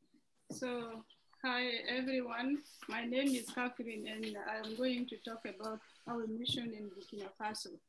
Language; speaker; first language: English; non-native, fluent; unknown